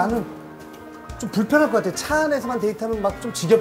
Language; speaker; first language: Korean; native; Korean